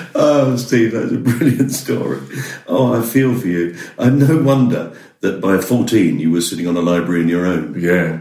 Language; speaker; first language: English; native; English